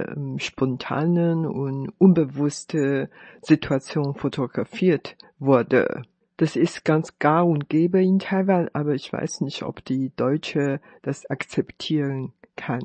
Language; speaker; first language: German; non-native, fluent; Chinese